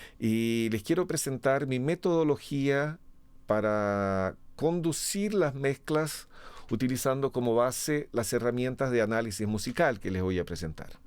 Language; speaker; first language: Spanish; early bilingual, other home language; Portuguese